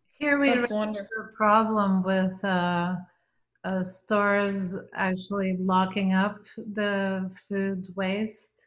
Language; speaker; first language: English; native; English